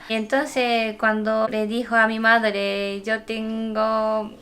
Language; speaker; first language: Spanish; non-native, fluent; Japanese